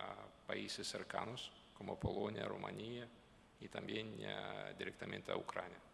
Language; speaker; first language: Spanish; non-native, fluent; Ukrainian